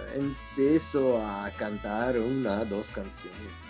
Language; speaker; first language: Spanish; non-native, learner; French